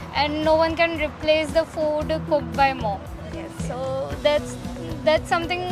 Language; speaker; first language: English; non-native, local second language; Gujarati